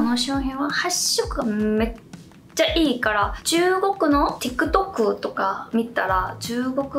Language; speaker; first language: Japanese; non-native, fluent; Korean